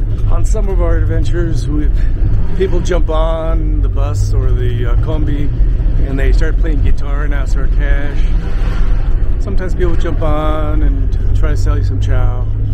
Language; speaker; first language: English; early bilingual, other home language; Spanish